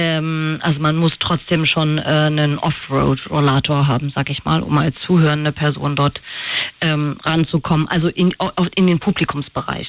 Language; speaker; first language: German; native; German